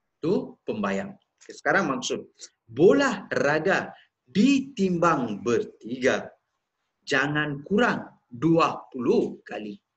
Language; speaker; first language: Malay; non-native, local second language; Tamil